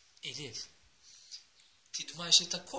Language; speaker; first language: Russian; non-native, learner; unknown